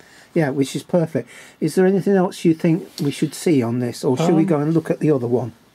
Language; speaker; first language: English; native; English